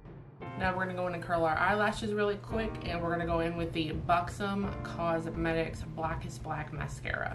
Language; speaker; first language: English; native; English